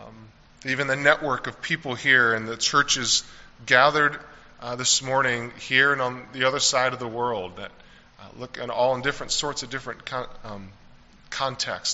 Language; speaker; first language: English; native; English